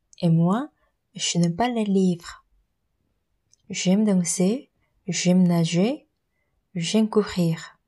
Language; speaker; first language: French; non-native, learner; Korean